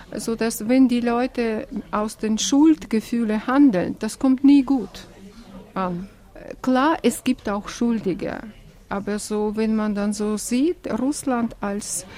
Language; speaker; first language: German; non-native, fluent; Russian